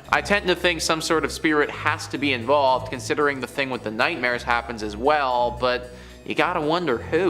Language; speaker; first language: English; native; English